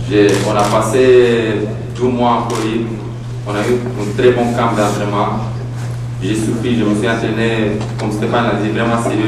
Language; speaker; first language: French; non-native, fluent; Romanian